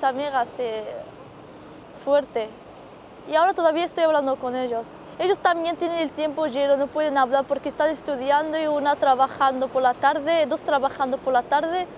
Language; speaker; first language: Spanish; non-native, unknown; Arabic